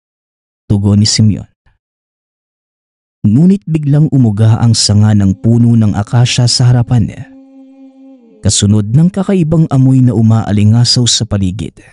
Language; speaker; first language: Filipino; native; Filipino